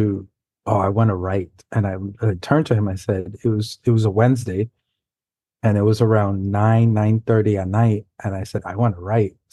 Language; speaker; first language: English; early bilingual, other home language; Spanish